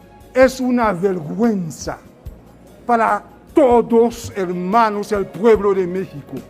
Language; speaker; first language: Spanish; non-native, fluent; Haitian Creole